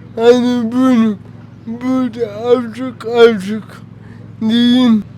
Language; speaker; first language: Turkish; early bilingual, heritage; Turkish